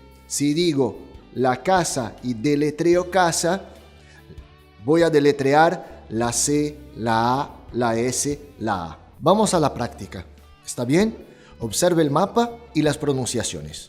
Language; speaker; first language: Spanish; non-native, fluent; Portuguese